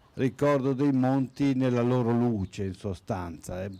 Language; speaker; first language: Italian; native; Italian